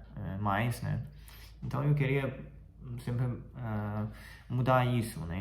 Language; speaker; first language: Portuguese; non-native, fluent; Chinese